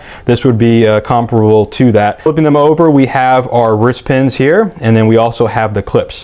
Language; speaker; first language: English; native; English